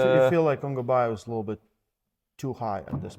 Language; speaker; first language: English; non-native, fluent; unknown